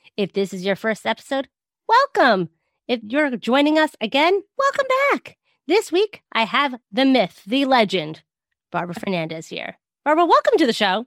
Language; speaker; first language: English; native; English